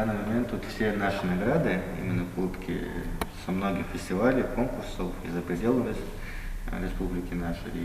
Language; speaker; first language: Russian; non-native, local second language; Ingush